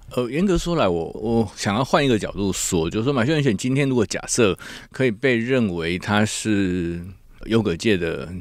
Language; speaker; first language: Chinese; native; Chinese